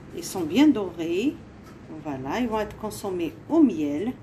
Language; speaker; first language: French; non-native, local second language; Arabic